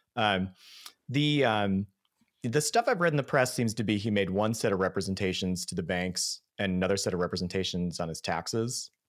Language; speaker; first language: English; native; English